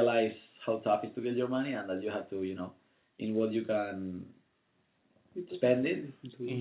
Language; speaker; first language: English; non-native, fluent; Spanish